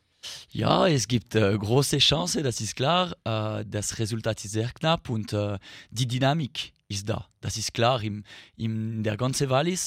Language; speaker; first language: German; non-native, fluent; French